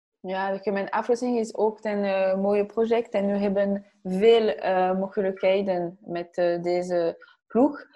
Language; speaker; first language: Dutch; non-native, learner; French